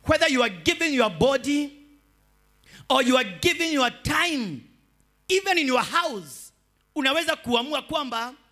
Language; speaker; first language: English; non-native, local second language; Swahili